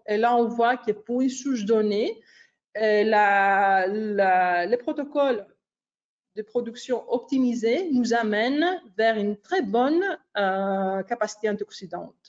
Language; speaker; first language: French; non-native, fluent; Greek